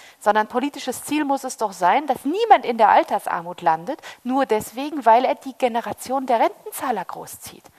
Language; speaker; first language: German; early bilingual, heritage; German